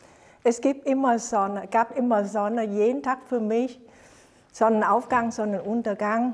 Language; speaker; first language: German; non-native, fluent; Vietnamese